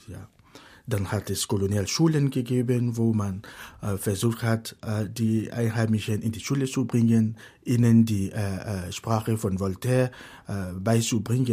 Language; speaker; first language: German; non-native, fluent; Fon